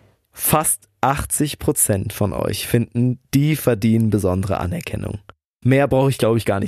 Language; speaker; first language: German; native; German